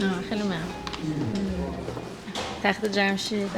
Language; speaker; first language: Persian; native; Persian